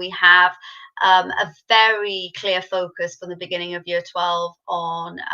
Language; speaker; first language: English; native; English